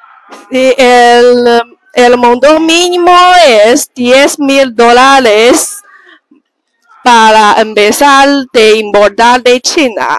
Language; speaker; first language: Spanish; non-native, learner; Chinese